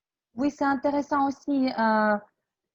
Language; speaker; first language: French; non-native, fluent; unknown